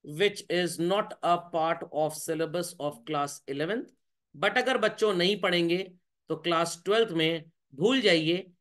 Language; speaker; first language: Hindi; native; Hindi